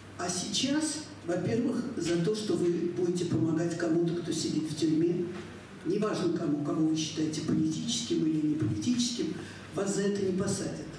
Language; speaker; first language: Russian; native; Russian